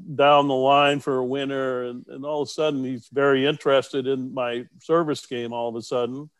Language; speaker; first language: English; native; English